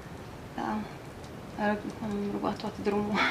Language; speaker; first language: Romanian; non-native, learner; Norwegian